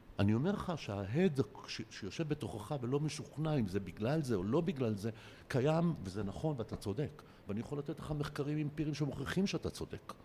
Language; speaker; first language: Hebrew; native; Hebrew